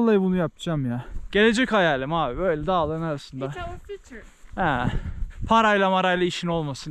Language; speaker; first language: Turkish; native; Turkish